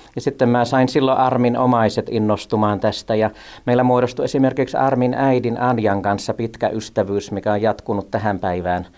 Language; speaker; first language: Finnish; native; Finnish